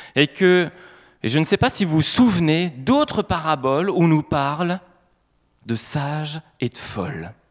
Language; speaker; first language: French; native; French